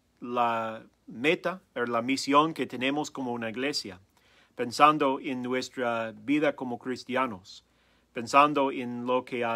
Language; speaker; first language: Spanish; non-native, fluent; English